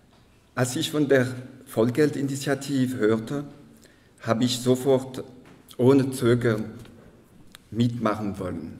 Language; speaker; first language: German; non-native, local second language; French